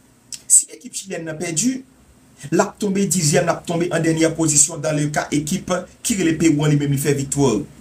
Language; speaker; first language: French; non-native, local second language; Haitian Creole